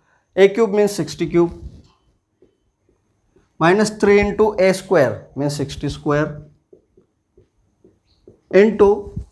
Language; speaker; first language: English; non-native, local second language; Marathi